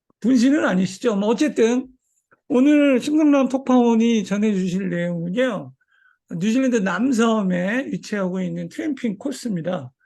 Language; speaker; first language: Korean; native; Korean